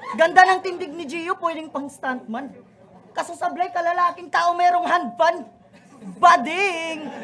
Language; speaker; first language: Filipino; non-native, local second language; Waray